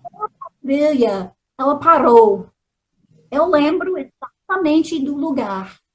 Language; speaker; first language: Portuguese; non-native, fluent; English